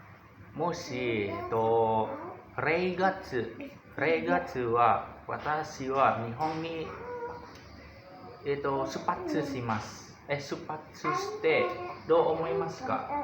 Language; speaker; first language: Japanese; non-native, learner; Indonesian